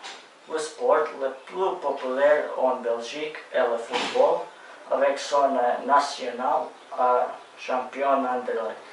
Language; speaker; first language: French; non-native, learner; Croatian